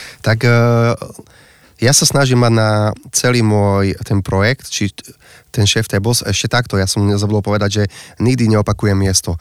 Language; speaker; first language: Slovak; native; Slovak